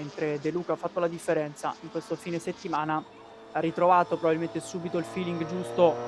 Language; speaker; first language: Italian; native; Italian